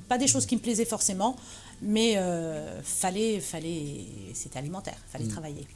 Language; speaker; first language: French; early bilingual, other home language; Arabic